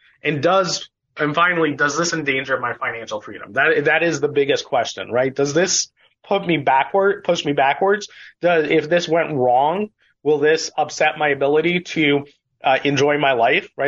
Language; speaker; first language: English; native; English